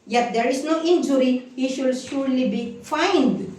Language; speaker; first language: English; non-native, local second language; Filipino